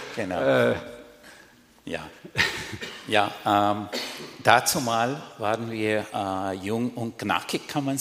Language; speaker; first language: German; non-native, fluent; Spanish